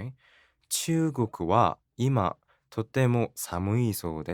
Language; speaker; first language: Japanese; non-native, learner; Korean